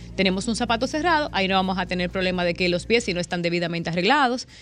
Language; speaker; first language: Spanish; native; Spanish